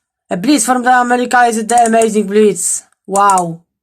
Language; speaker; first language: English; non-native, learner; Polish